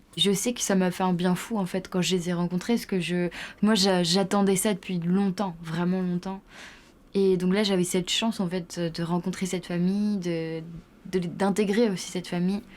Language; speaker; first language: French; native; French